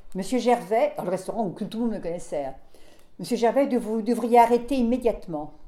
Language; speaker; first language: French; native; French